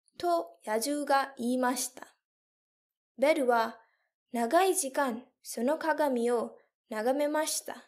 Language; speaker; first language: Japanese; non-native, fluent; English